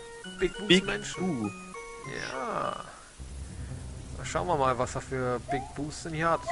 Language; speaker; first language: German; native; German